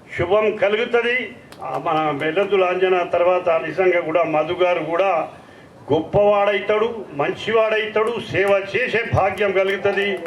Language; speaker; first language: Telugu; native; Telugu